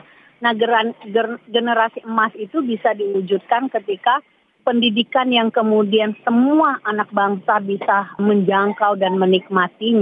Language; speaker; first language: Indonesian; native; Indonesian